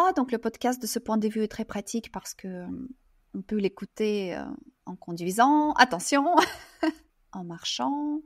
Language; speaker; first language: French; non-native, fluent; Russian